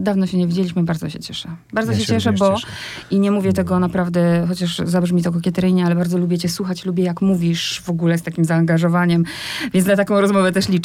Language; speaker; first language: Polish; native; Polish